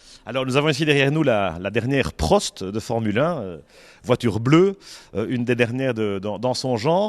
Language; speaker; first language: French; native; French